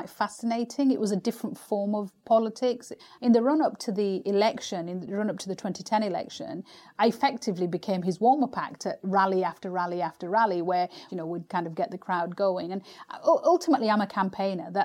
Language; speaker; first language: English; native; English